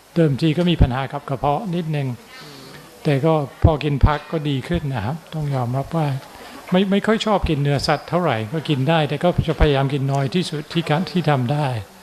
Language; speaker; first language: Thai; non-native, fluent; English